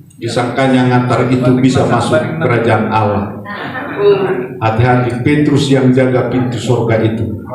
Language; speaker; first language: Indonesian; non-native, local second language; Batak Toba